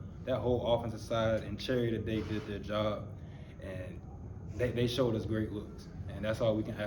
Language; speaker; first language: English; native; English